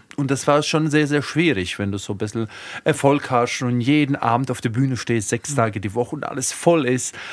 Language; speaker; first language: German; early bilingual, other home language; Croatian